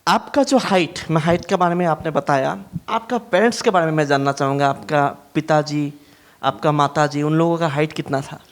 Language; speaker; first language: Hindi; non-native, local second language; Assamese